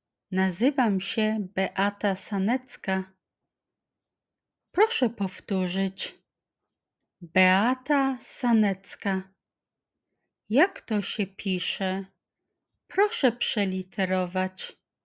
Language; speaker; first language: Polish; native; Polish